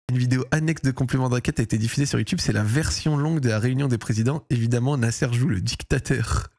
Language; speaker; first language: French; native; French